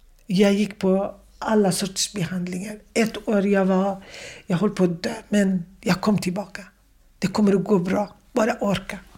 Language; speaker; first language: Swedish; non-native, fluent; Kurdish